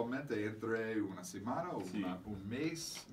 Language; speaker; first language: Spanish; non-native, learner; English